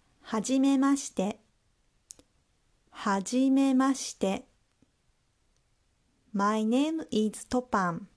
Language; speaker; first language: Japanese; non-native, learner; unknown